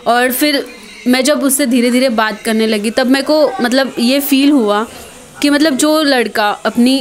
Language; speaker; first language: Hindi; non-native, local second language; Marathi